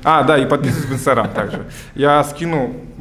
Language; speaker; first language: Russian; native; Russian